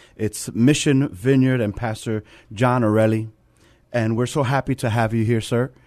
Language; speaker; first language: English; native; English